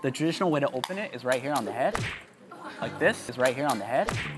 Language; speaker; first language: English; native; English